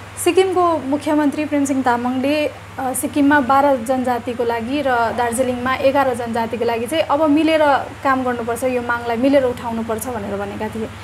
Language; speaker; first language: Nepali; native; Nepali